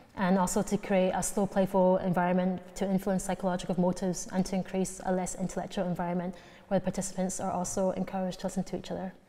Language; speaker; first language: English; native; English